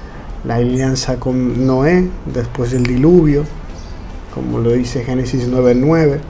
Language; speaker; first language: Spanish; native; Spanish